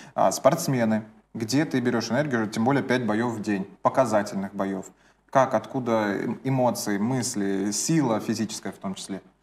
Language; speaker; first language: Russian; native; Russian